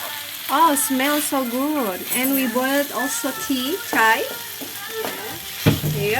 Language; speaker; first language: English; non-native, fluent; Indonesian